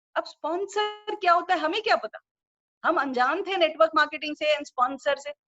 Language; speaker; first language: Hindi; non-native, local second language; Urdu